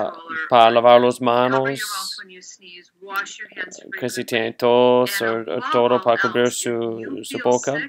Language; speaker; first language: Spanish; non-native, learner; English